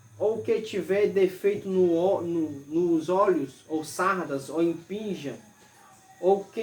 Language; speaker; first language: Portuguese; native; Portuguese